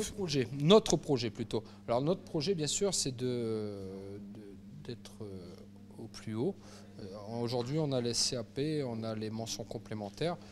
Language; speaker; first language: French; native; French